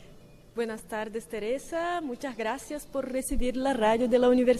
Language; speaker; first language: Spanish; non-native, fluent; Portuguese